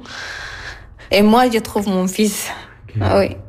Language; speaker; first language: French; non-native, learner; Arabic